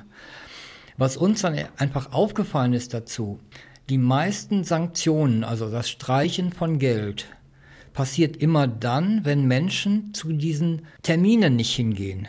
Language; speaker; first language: German; native; German